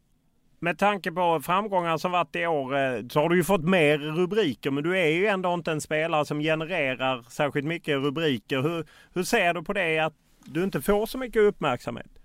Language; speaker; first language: Swedish; native; Swedish